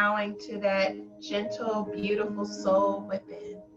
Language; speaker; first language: English; native; English